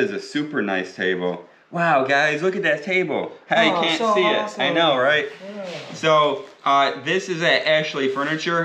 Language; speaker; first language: English; native; English